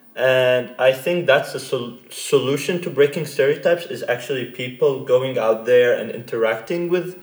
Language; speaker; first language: English; non-native, fluent; Arabic